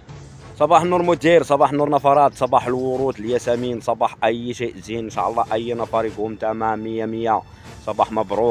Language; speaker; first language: Arabic; non-native, learner; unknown